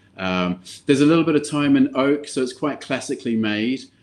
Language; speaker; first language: English; native; English